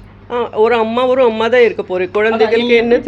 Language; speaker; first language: Tamil; non-native, local second language; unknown